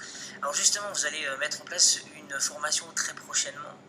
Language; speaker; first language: French; native; French